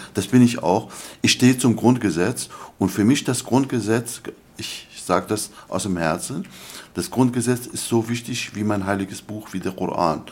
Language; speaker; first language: German; non-native, fluent; Arabic